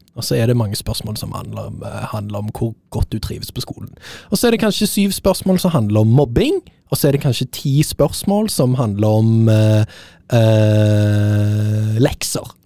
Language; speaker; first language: Norwegian; native; Norwegian